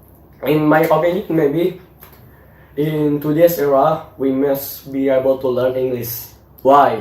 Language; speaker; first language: English; non-native, learner; Indonesian